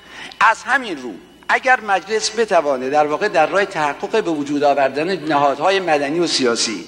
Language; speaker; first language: Persian; native; Persian